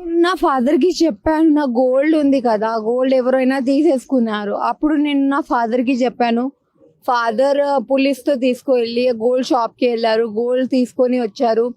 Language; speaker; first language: Telugu; non-native, local second language; Hindi